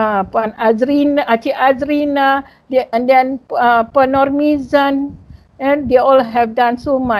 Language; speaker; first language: English; non-native, local second language; Malay